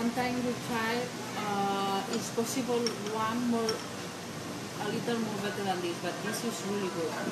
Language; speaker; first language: English; non-native, learner; Spanish